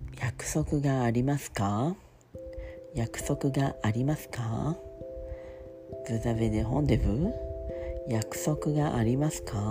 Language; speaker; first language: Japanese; non-native, learner; French